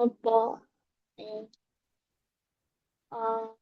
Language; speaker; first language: English; non-native, learner; Vietnamese